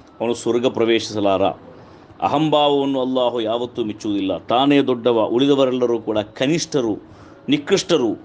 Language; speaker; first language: Kannada; non-native, local second language; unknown